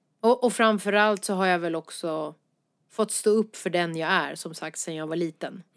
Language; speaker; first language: Swedish; early bilingual, other home language; Persian